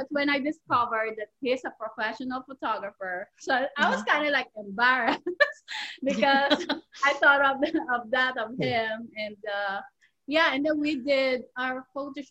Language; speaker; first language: English; non-native, local second language; Filipino